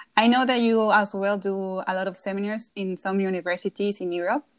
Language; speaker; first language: English; non-native, fluent; Spanish